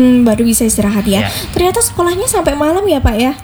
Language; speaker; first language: Indonesian; native; Indonesian